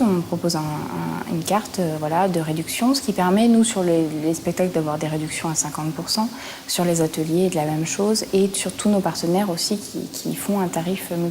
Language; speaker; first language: French; native; French